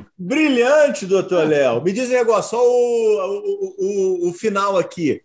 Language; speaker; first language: Portuguese; native; Portuguese